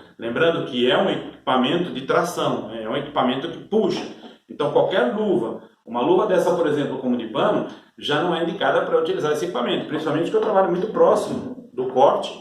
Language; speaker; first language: Portuguese; native; Portuguese